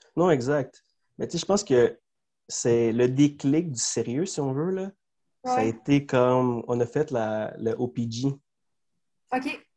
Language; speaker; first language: French; early bilingual, other home language; Spanish